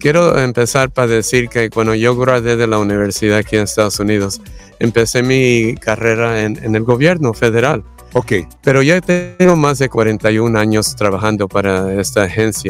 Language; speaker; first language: Spanish; early bilingual, heritage; Spanish